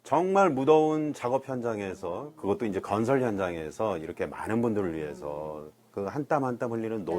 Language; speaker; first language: Korean; native; Korean